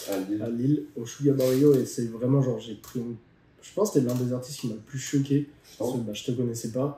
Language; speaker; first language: French; native; French